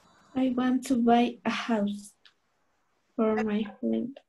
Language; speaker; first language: English; non-native, learner; Spanish